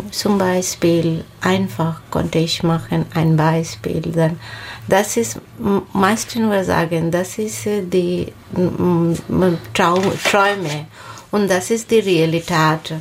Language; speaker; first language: German; non-native, learner; Bangla